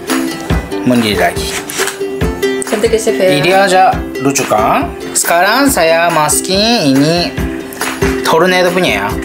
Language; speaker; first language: Indonesian; non-native, learner; Japanese